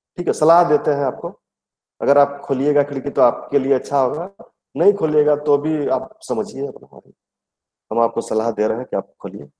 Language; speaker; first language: Hindi; native; Hindi